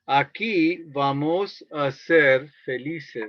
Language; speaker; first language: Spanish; non-native, fluent; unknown